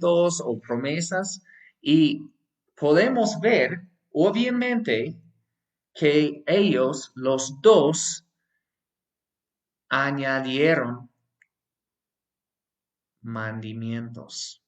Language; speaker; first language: Spanish; non-native, fluent; English